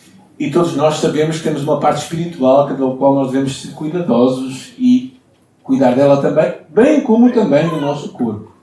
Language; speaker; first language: Portuguese; native; Portuguese